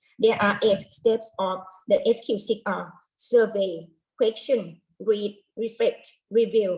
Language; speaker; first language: English; non-native, learner; Thai